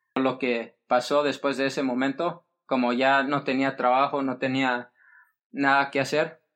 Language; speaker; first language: Spanish; early bilingual, heritage; Spanish